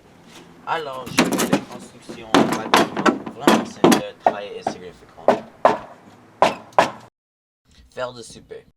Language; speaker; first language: French; non-native, learner; English